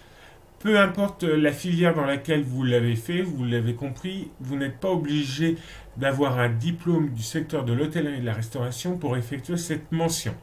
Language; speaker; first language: French; native; French